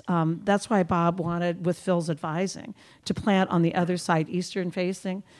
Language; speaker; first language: English; native; English